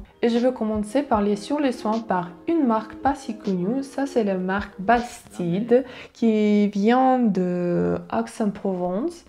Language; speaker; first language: French; non-native, learner; Russian